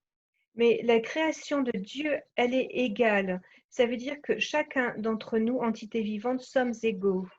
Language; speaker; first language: French; native; French